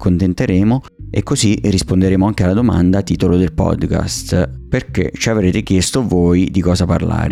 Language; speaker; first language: Italian; native; Italian